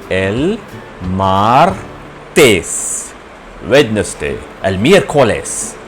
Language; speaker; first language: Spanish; non-native, fluent; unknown